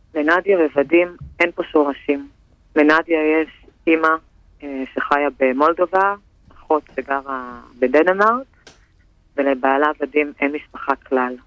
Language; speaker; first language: Hebrew; native; Hebrew